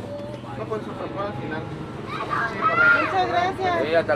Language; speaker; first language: Spanish; native; Spanish